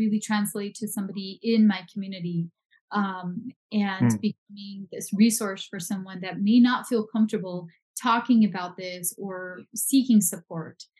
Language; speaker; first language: English; non-native, local second language; Punjabi